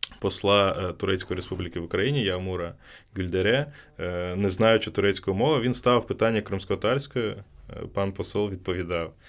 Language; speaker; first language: Ukrainian; non-native, local second language; Crimean Tatar